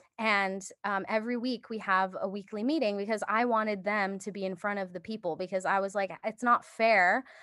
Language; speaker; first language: English; early bilingual, other home language; Japanese